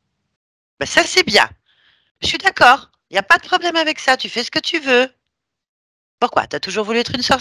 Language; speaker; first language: French; native; French